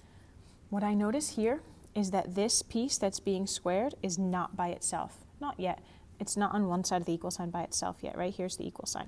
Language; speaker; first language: English; native; English